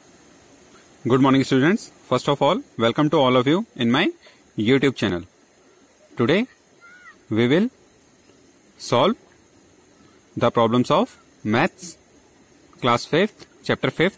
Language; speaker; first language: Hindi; native; Hindi